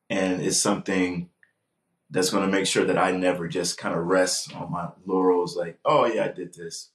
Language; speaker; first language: English; native; English